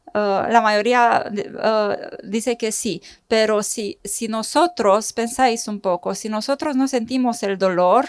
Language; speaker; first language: Spanish; non-native, fluent; Romanian